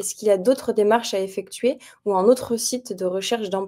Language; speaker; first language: French; native; French